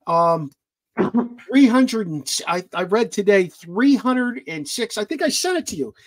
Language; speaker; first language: English; native; English